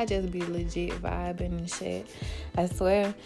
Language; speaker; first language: English; native; English